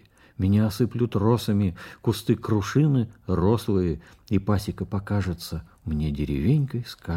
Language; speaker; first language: Russian; native; Russian